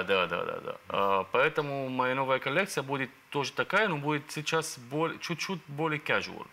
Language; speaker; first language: Russian; non-native, learner; Arabic